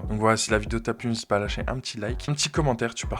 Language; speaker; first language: French; native; French